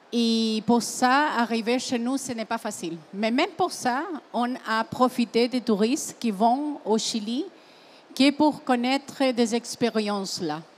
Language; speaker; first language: French; non-native, fluent; Spanish